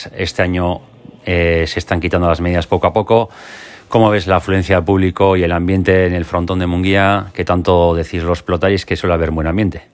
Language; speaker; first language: Spanish; native; Spanish